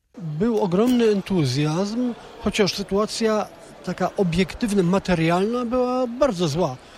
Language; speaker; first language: Polish; native; Polish